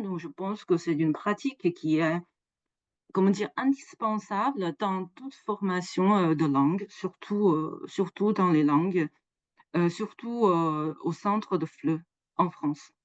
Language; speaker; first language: French; non-native, fluent; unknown